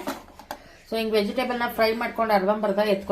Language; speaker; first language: Kannada; native; Kannada